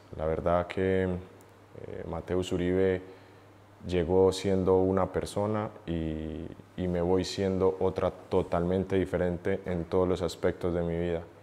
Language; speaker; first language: Spanish; native; Spanish